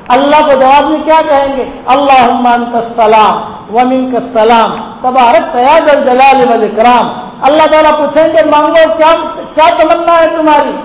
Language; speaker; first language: Urdu; non-native, local second language; Gujarati